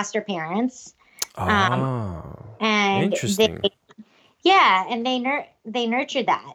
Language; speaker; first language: English; non-native, local second language; Cebuano